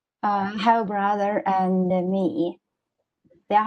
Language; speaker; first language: English; non-native, learner; Chinese